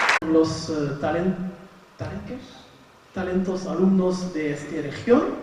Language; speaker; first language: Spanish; non-native, learner; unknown